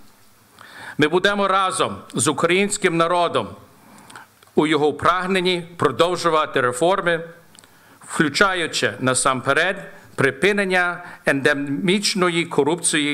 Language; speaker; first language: Ukrainian; early bilingual, heritage; Ukrainian